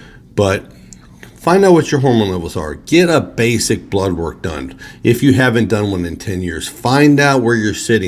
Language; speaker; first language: English; native; English